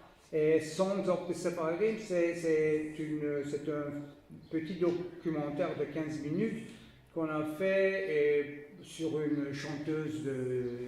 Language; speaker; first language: French; non-native, fluent; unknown